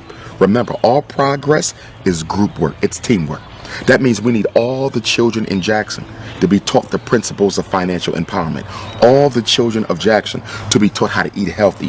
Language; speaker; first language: English; native; English